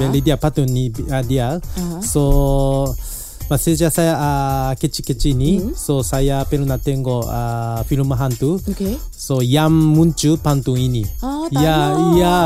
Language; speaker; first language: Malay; non-native, learner; Japanese